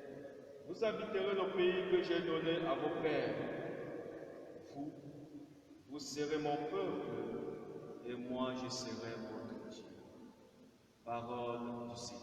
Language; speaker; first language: French; native; French